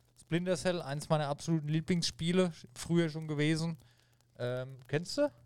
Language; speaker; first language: German; native; German